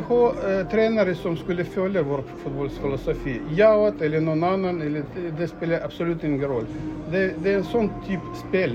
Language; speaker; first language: Swedish; non-native, fluent; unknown